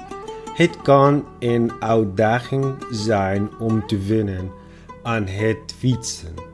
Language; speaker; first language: Dutch; non-native, fluent; Arabic